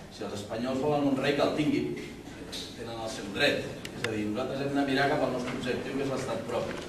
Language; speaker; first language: Catalan; native; Catalan